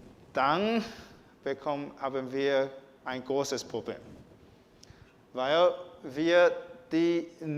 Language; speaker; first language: German; non-native, learner; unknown